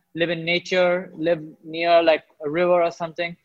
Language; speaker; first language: English; non-native, local second language; Hindi